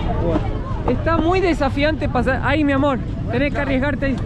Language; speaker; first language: Spanish; native; Spanish